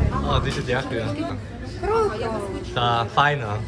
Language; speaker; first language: Ukrainian; non-native, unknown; English